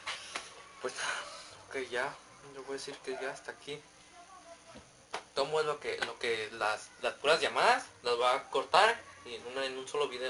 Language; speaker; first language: Spanish; native; Spanish